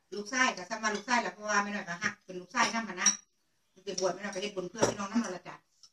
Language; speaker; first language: Thai; native; Thai